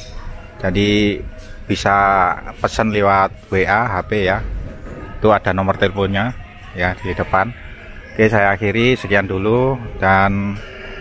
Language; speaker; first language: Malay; non-native, local second language; Javanese